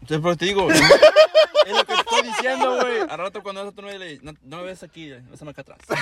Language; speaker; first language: Spanish; early bilingual, heritage; Spanish